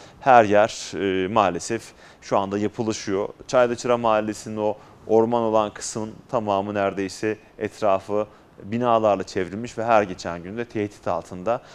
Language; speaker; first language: Turkish; native; Turkish